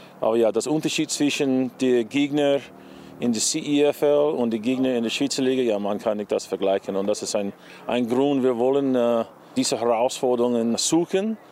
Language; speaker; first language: German; non-native, learner; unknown